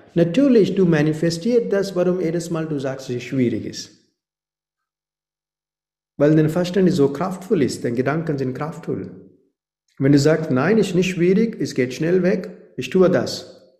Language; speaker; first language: German; non-native, fluent; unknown